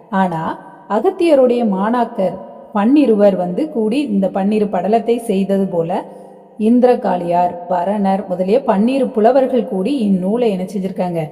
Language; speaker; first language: Tamil; native; Tamil